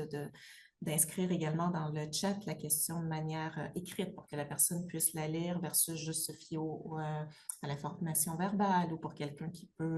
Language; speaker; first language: French; native; French